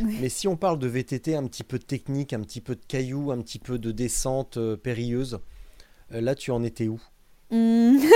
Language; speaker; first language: French; native; French